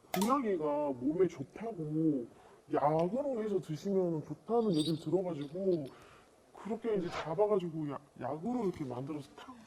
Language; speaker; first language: Korean; native; Korean